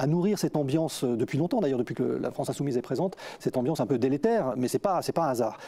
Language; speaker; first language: French; native; French